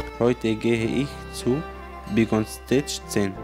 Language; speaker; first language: German; non-native, learner; Arabic